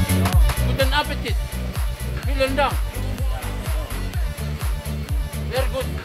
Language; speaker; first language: German; non-native, learner; Indonesian